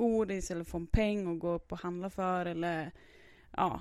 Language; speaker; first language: Swedish; native; Swedish